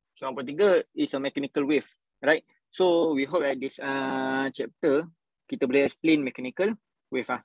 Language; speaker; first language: English; non-native, local second language; Malay